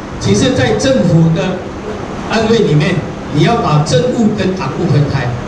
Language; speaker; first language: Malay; non-native, local second language; Chinese